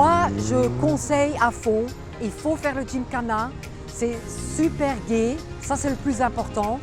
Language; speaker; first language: French; native; French